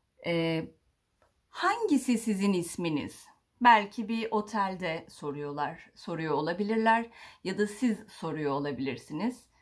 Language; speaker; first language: Turkish; native; Turkish